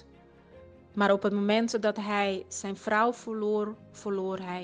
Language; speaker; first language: Dutch; non-native, fluent; Portuguese